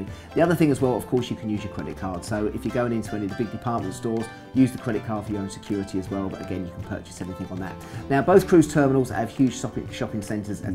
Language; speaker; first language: English; native; English